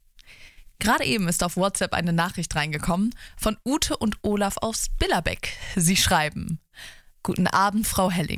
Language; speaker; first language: German; native; German